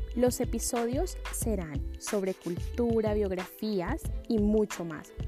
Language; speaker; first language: Spanish; native; Spanish